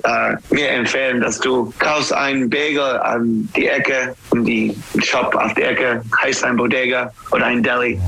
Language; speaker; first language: German; non-native, learner; English